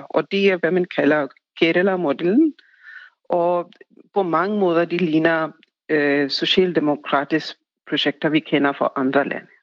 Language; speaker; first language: Danish; non-native, fluent; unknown